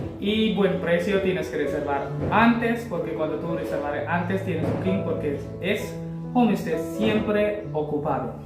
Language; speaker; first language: Spanish; non-native, learner; Hindi